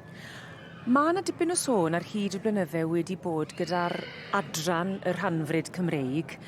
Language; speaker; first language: Welsh; native; Welsh